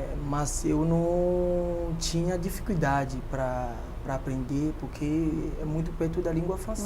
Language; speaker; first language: Portuguese; non-native, fluent; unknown